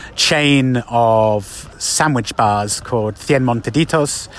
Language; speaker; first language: English; native; English